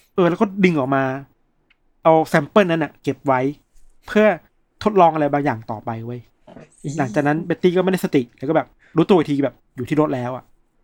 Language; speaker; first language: Thai; native; Thai